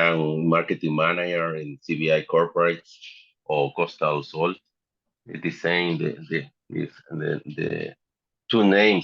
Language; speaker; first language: English; non-native, learner; Spanish